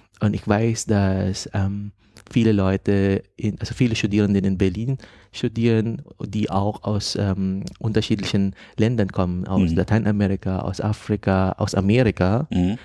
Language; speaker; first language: German; non-native, fluent; Filipino